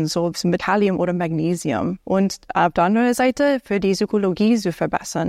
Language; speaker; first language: German; non-native, learner; English